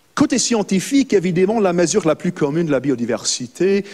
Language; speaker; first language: French; non-native, fluent; English